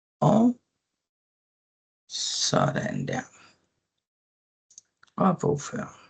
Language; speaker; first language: Danish; native; Danish